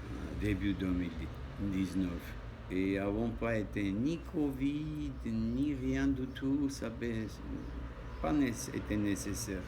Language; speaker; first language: French; non-native, learner; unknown